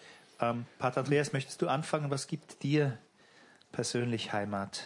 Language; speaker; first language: German; native; German